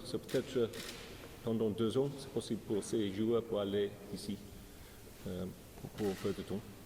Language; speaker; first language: French; non-native, learner; English